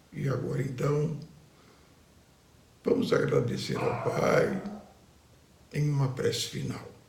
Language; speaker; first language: Portuguese; native; Portuguese